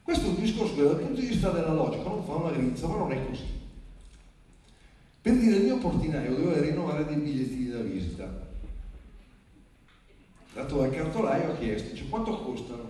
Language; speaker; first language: Italian; native; Italian